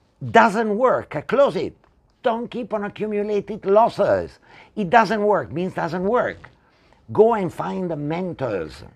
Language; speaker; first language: English; non-native, fluent; Italian